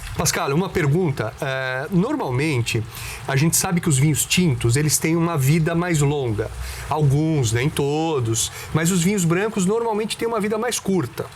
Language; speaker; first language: Portuguese; native; Portuguese